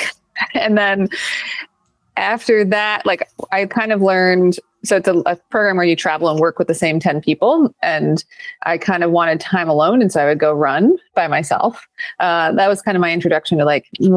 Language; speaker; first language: English; native; English